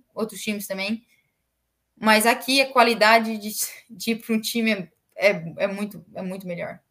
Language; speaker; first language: Portuguese; native; Portuguese